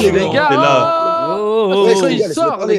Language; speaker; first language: French; native; French